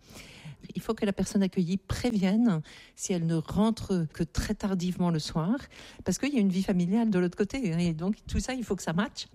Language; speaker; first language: French; native; French